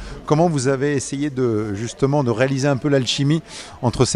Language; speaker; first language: French; native; French